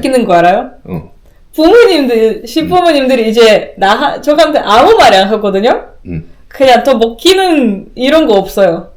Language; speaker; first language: Korean; non-native, learner; Russian